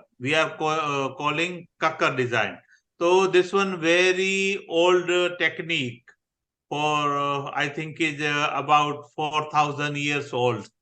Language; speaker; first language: English; non-native, learner; Gujarati